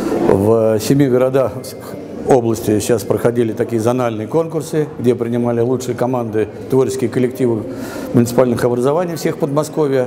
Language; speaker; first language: Russian; native; Russian